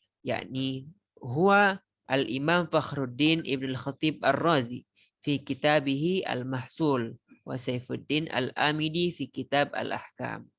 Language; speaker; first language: Arabic; non-native, fluent; Indonesian